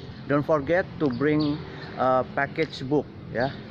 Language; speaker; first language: English; non-native, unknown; Indonesian